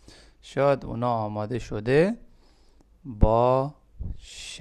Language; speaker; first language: Persian; non-native, fluent; Urdu